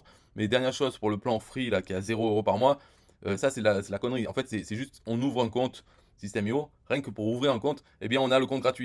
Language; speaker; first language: French; native; French